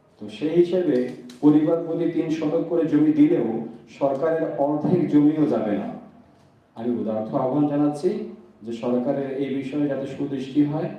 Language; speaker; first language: Bangla; non-native, local second language; Urdu